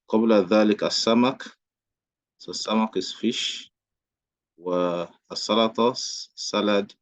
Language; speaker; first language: Arabic; non-native, fluent; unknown